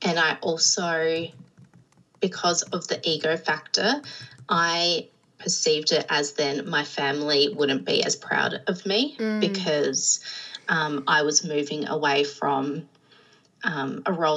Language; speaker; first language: English; native; English